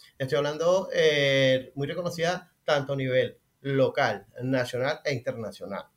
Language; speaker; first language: Spanish; native; Spanish